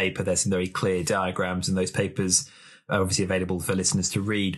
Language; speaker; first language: English; native; English